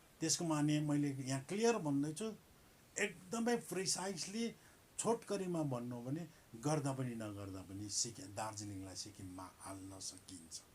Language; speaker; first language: Nepali; native; Nepali